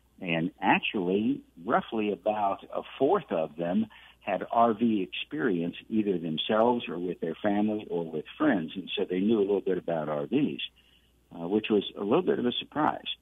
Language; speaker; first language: English; native; English